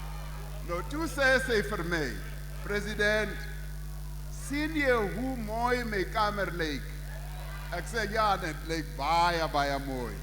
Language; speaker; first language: Afrikaans; non-native, local second language; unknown